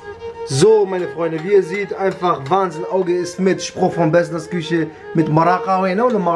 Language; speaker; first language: German; early bilingual, other home language; Kurdish